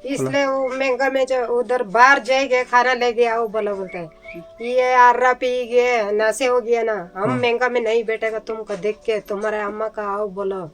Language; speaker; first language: Hindi; non-native, local second language; Tibetan